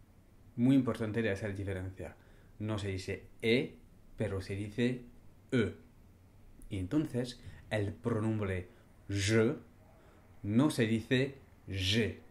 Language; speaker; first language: Spanish; non-native, fluent; French